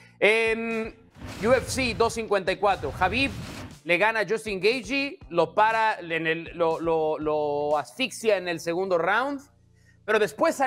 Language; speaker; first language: Spanish; native; Spanish